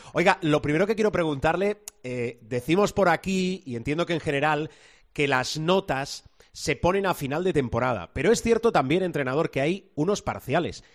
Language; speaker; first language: Spanish; native; Spanish